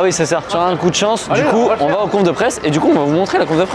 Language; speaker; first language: French; native; French